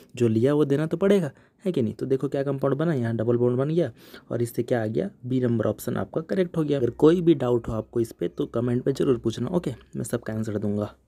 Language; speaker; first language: Hindi; native; Hindi